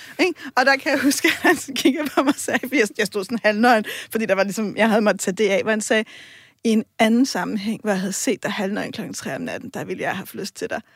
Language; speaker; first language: Danish; native; Danish